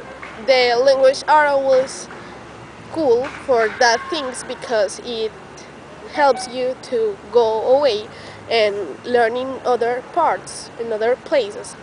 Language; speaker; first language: English; non-native, learner; Spanish